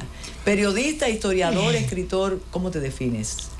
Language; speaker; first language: Spanish; native; Spanish